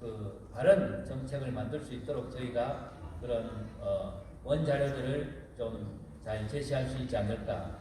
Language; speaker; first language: Korean; native; Korean